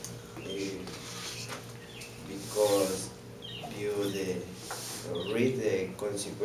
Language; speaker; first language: English; non-native, learner; Spanish